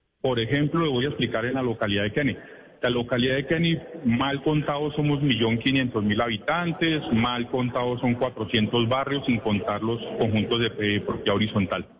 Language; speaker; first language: Spanish; native; Spanish